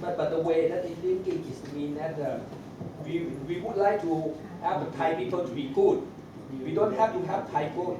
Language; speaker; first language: English; non-native, learner; Thai